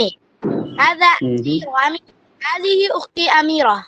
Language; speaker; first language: Arabic; non-native, learner; Urdu